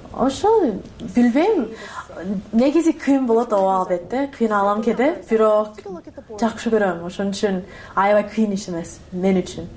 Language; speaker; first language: Kyrgyz; non-native, learner; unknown